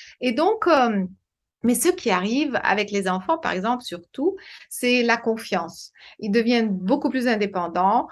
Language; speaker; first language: French; non-native, fluent; English